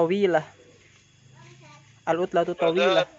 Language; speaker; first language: Arabic; non-native, learner; Indonesian